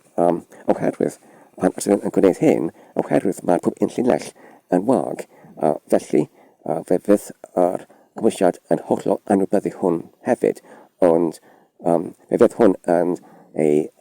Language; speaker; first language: Welsh; non-native, learner; English